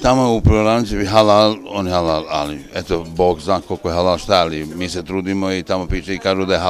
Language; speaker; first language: Croatian; native; Croatian